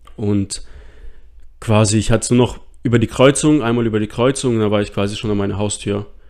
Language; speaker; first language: German; early bilingual, other home language; Russian